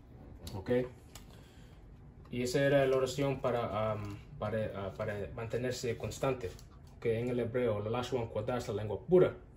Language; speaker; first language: Spanish; non-native, learner; English